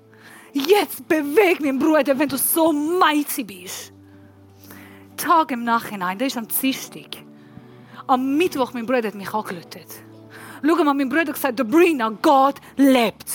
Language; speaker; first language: German; non-native, learner; Persian